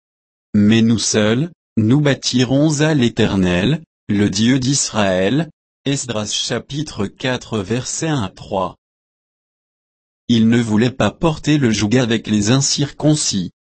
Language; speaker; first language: French; native; French